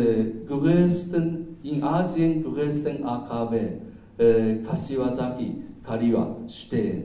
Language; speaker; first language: German; non-native, fluent; Japanese